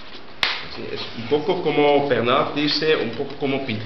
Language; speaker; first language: Spanish; non-native, learner; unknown